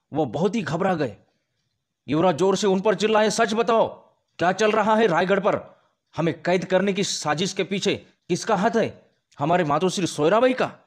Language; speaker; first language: Hindi; non-native, local second language; Marathi